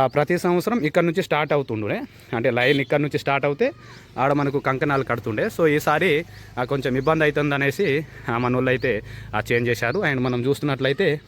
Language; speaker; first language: Telugu; non-native, local second language; Gondi